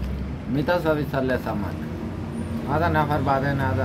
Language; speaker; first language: Arabic; non-native, learner; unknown